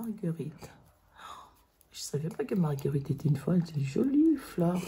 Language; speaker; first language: French; native; French